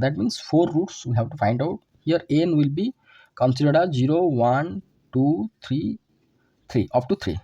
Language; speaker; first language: English; non-native, local second language; Odia